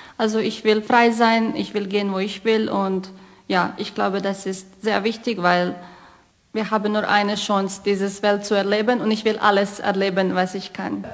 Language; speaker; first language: German; non-native, fluent; Croatian